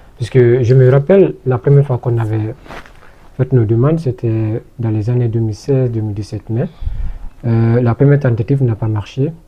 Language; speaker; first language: French; non-native, local second language; Fula